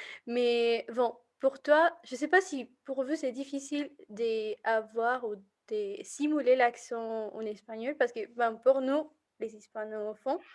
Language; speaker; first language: French; non-native, fluent; Spanish